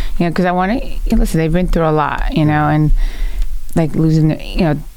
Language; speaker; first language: English; early bilingual, other home language; Italian